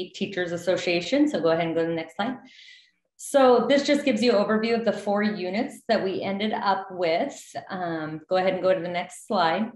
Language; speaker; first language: English; native; English